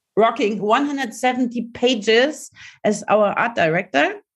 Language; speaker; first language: English; non-native, learner; German